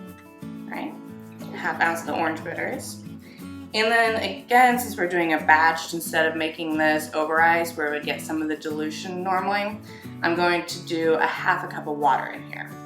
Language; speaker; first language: English; native; English